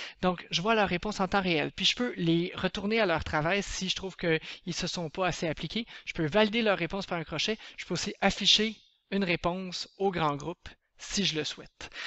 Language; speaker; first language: French; native; French